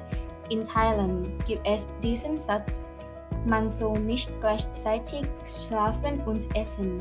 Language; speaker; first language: German; non-native, learner; Thai